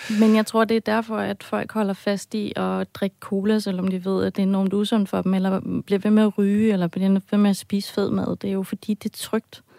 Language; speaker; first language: Danish; early bilingual, heritage; Danish